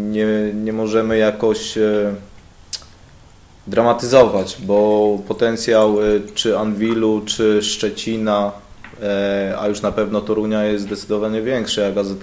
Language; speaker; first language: Polish; native; Polish